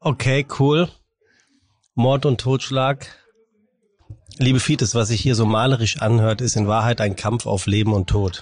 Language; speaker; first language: German; native; German